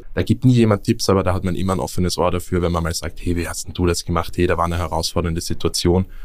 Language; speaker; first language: German; native; German